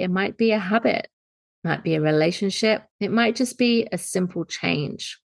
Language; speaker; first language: English; native; English